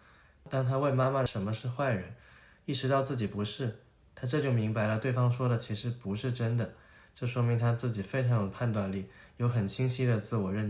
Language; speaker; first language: Chinese; native; Chinese